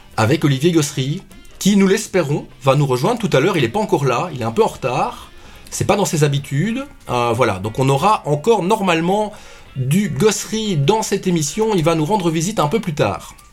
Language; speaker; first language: French; native; French